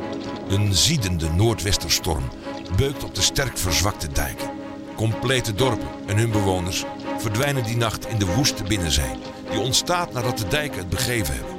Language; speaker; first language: Dutch; native; Dutch